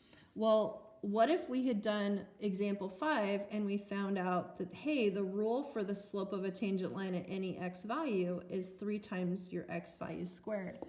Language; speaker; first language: English; native; English